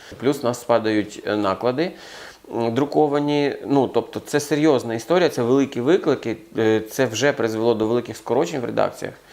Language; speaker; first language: Ukrainian; non-native, local second language; Russian